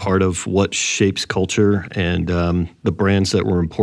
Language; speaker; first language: English; native; English